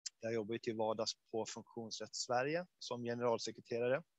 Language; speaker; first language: Swedish; native; Swedish